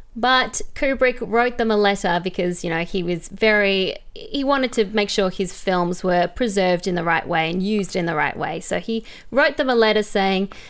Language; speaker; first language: English; native; English